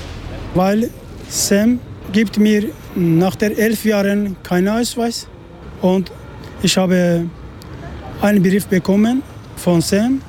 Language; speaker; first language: German; non-native, learner; Persian